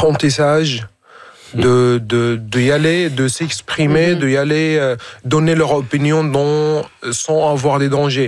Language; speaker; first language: French; non-native, fluent; Arabic